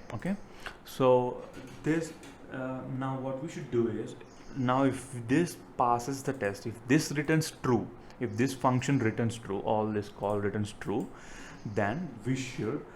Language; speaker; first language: English; non-native, local second language; Telugu